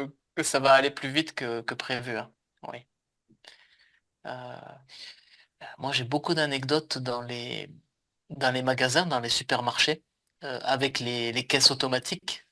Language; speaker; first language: French; native; French